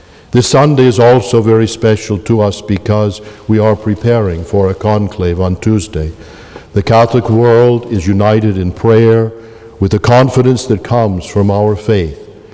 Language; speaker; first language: English; native; English